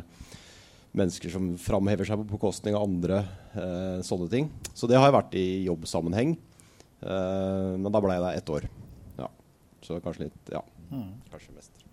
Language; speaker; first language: Norwegian; native; Norwegian